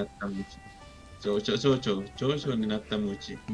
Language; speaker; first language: Japanese; non-native, learner; Spanish